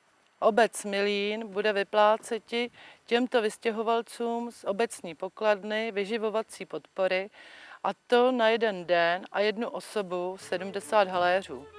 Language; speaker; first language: Czech; native; Czech